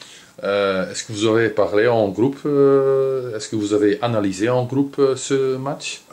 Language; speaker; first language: French; non-native, local second language; Dutch